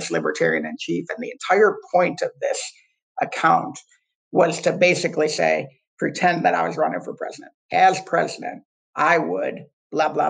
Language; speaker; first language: English; native; English